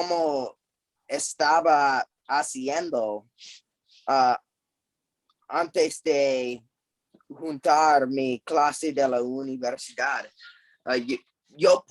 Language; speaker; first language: Spanish; non-native, fluent; English